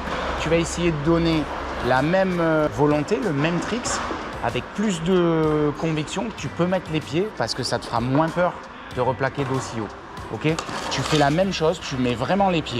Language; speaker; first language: French; native; French